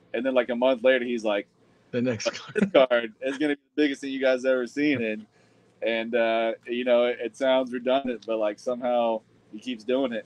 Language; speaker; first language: English; native; English